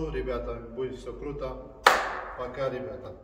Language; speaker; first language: Russian; early bilingual, heritage; Russian